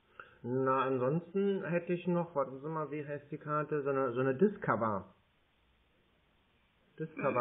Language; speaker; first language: German; native; German